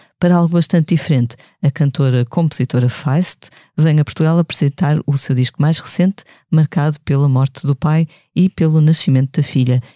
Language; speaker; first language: Portuguese; native; Portuguese